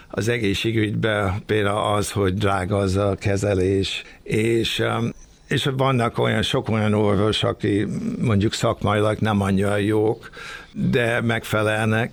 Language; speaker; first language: Hungarian; early bilingual, other home language; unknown